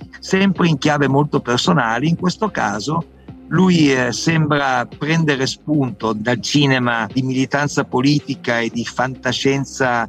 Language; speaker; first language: Italian; native; Italian